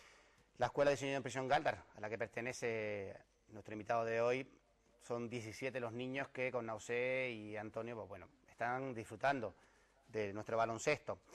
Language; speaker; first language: Spanish; native; Spanish